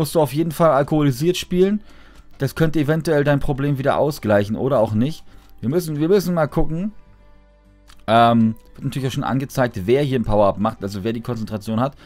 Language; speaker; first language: German; native; German